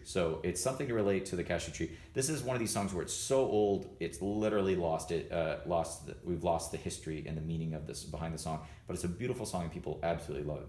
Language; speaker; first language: English; native; English